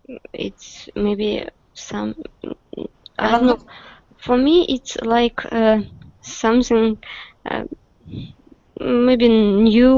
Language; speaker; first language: English; non-native, learner; Russian